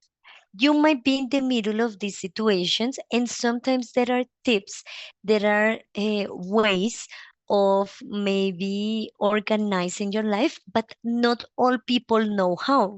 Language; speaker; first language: English; non-native, fluent; Spanish